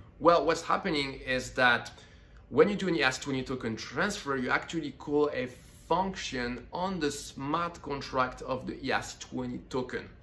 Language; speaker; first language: English; non-native, fluent; French